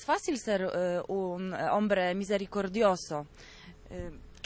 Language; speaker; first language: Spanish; non-native, learner; Polish